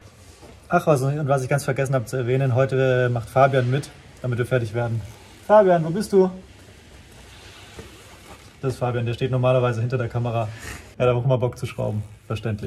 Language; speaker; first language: German; native; German